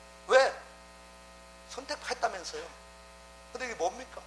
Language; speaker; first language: Korean; native; Korean